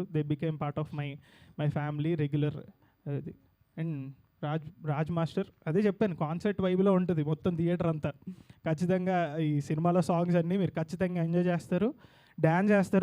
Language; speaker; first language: Telugu; native; Telugu